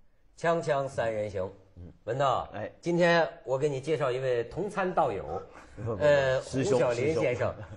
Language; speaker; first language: Chinese; native; Chinese